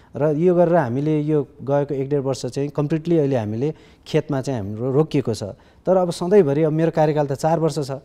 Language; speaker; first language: Nepali; native; Nepali